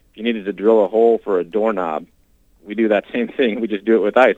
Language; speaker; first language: English; native; English